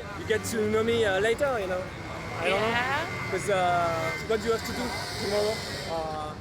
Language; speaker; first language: English; non-native, fluent; French